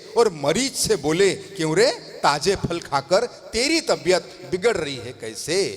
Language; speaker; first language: Hindi; non-native, local second language; Tamil